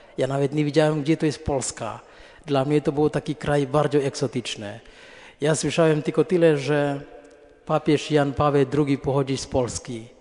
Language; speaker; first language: Polish; non-native, fluent; Indonesian